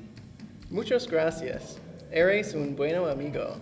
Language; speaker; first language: Spanish; non-native, learner; English